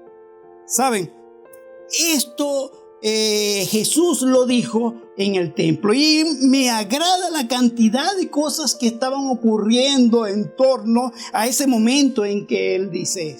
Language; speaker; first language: Spanish; native; Spanish